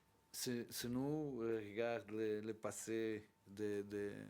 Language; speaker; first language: French; non-native, learner; Portuguese